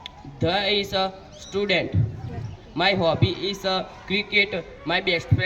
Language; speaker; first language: English; non-native, learner; Gujarati